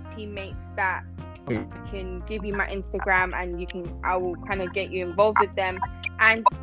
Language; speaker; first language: English; non-native, fluent; Persian